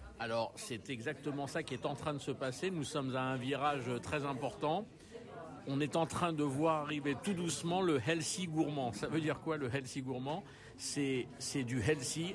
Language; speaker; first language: French; native; French